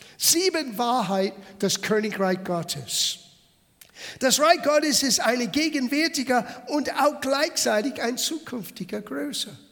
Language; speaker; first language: German; non-native, fluent; English